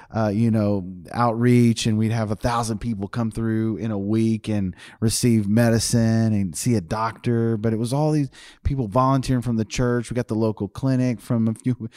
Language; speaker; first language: English; native; English